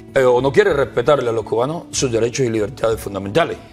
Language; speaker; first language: Spanish; native; Spanish